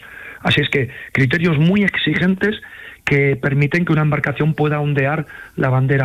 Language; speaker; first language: Spanish; native; Spanish